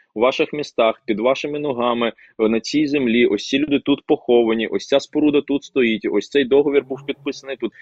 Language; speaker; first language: Ukrainian; non-native, local second language; Russian